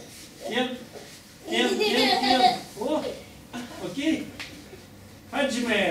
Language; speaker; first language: Hebrew; non-native, learner; Russian